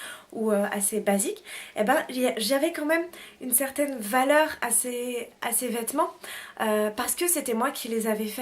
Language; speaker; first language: French; native; French